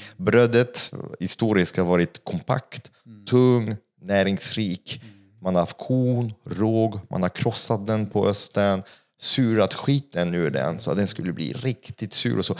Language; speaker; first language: Swedish; non-native, fluent; French